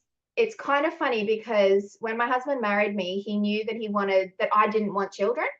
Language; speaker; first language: English; native; English